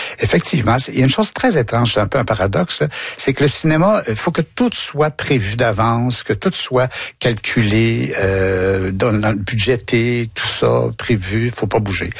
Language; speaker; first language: French; native; French